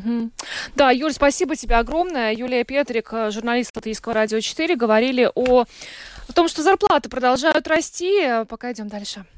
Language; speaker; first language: Russian; native; Russian